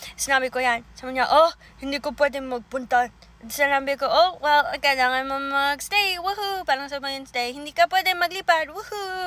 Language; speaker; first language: Filipino; early bilingual, heritage; Filipino